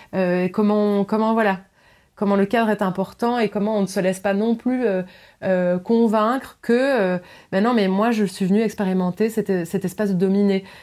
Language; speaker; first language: French; native; French